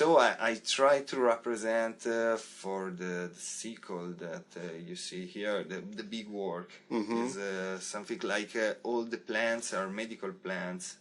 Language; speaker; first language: English; non-native, learner; Italian